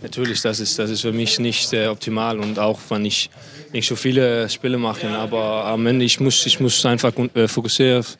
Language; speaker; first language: German; non-native, learner; Danish